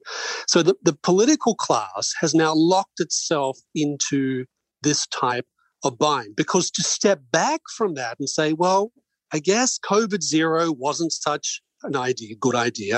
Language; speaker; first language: English; native; English